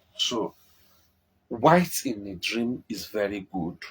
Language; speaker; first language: English; non-native, local second language; Yoruba